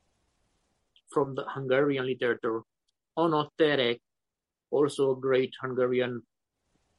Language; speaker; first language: English; non-native, fluent; Romanian